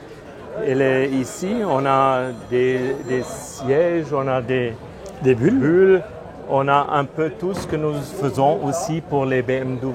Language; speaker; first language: French; non-native, fluent; German